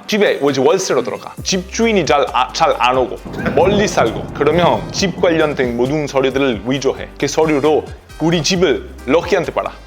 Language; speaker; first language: Korean; non-native, fluent; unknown